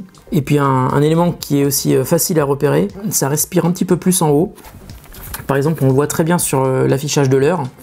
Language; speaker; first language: French; native; French